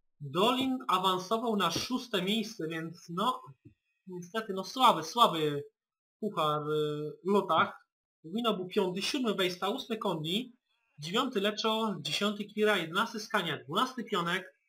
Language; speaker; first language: Polish; native; Polish